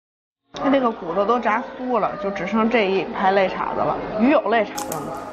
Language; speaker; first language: Chinese; native; Chinese